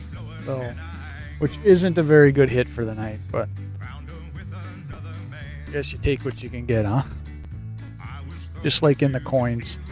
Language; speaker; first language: English; native; English